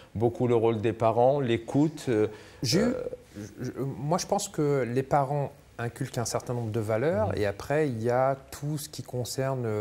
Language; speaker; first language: French; native; French